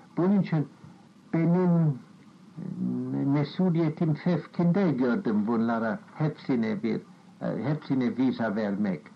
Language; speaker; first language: Turkish; non-native, fluent; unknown